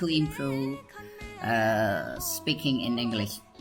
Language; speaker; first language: English; non-native, learner; Khmer